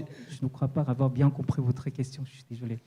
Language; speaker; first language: French; non-native, fluent; Korean